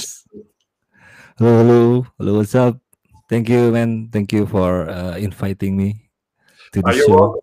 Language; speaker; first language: English; non-native, learner; Indonesian